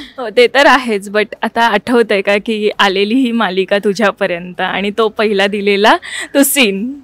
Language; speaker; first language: Marathi; native; Marathi